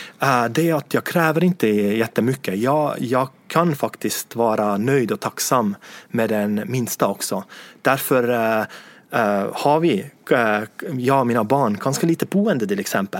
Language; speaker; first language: Swedish; non-native, fluent; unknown